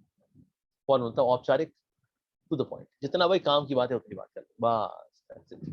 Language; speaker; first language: Hindi; native; Hindi